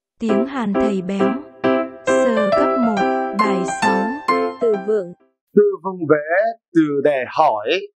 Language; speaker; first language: Vietnamese; non-native, fluent; Korean